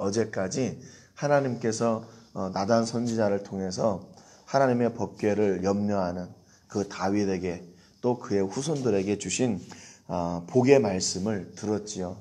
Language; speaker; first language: Korean; native; Korean